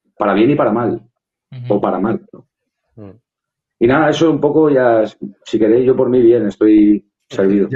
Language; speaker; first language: Spanish; native; Spanish